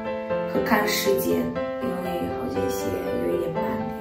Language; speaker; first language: Chinese; non-native, learner; Ukrainian